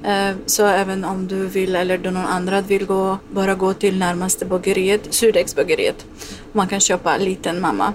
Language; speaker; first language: Swedish; non-native, learner; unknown